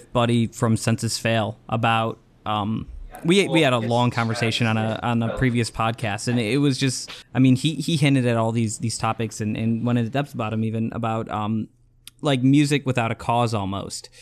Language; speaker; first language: English; native; English